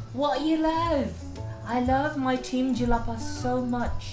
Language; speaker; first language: English; non-native, local second language; Malay